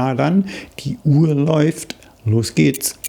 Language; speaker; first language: German; non-native, fluent; English